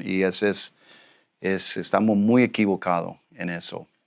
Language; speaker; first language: Spanish; non-native, fluent; English